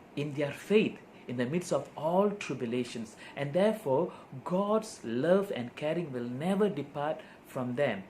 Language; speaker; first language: English; non-native, local second language; Tamil